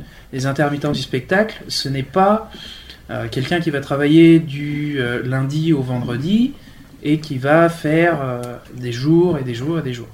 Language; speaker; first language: French; native; French